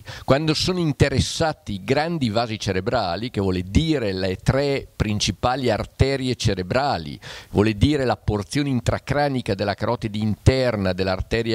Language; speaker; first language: Italian; native; Italian